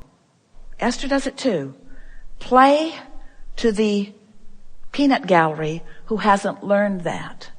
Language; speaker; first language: English; native; English